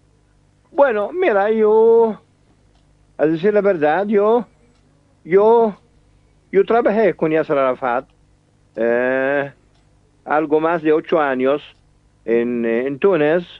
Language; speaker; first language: Spanish; non-native, fluent; Arabic